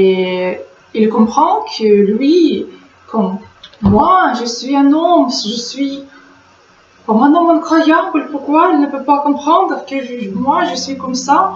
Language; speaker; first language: French; non-native, fluent; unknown